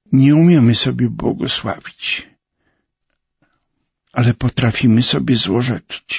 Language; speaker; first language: Polish; native; Polish